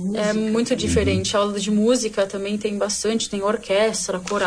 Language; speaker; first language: Portuguese; early bilingual, heritage; Portuguese